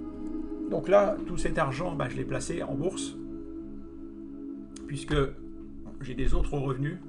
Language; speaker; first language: French; native; French